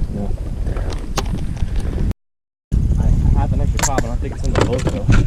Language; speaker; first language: English; native; English